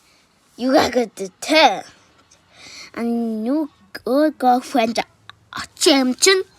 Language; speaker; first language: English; non-native, learner; Mongolian